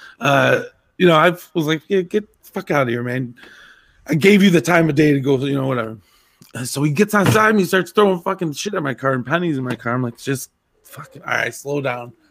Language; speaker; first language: English; native; English